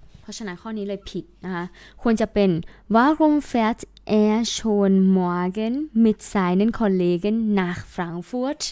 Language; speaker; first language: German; non-native, fluent; Thai